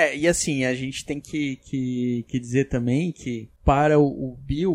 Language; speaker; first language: Portuguese; native; Portuguese